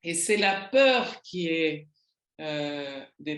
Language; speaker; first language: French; non-native, learner; Spanish